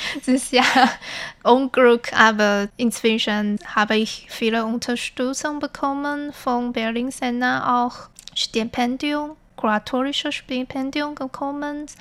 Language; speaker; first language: German; non-native, fluent; Chinese